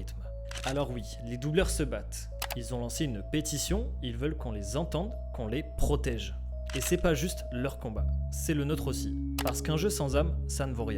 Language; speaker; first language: French; native; French